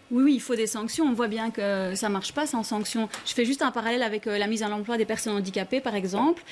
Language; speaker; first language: French; native; French